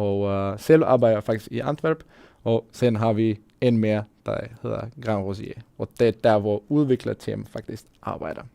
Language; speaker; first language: Danish; non-native, fluent; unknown